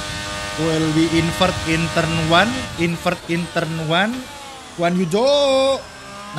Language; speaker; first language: English; non-native, fluent; Indonesian